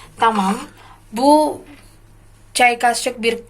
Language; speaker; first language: Turkish; non-native, learner; Indonesian